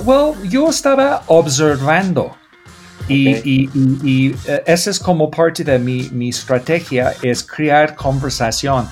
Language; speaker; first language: Spanish; non-native, fluent; English